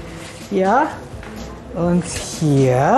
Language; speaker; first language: German; non-native, learner; Malay